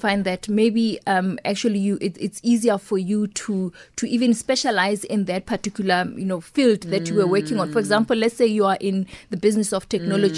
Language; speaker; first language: English; non-native, local second language; Northern Sotho